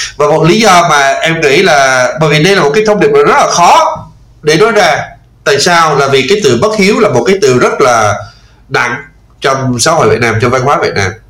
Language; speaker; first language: Vietnamese; non-native, fluent; English